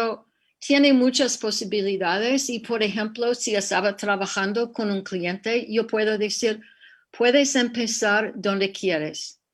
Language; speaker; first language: Spanish; non-native, fluent; English